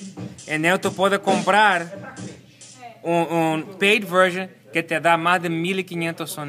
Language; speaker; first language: Spanish; non-native, learner; Portuguese